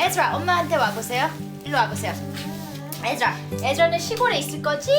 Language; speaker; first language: Korean; early bilingual, heritage; Korean